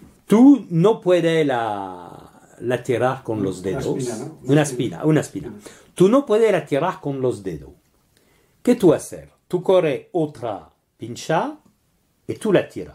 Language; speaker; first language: Spanish; non-native, learner; French